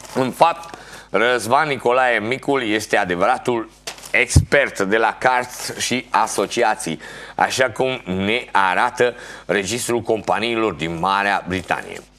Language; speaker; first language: Romanian; native; Romanian